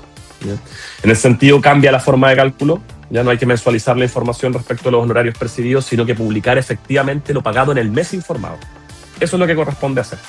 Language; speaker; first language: Spanish; native; Spanish